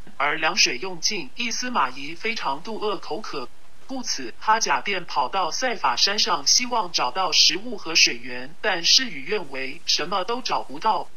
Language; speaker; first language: Chinese; non-native, local second language; Cantonese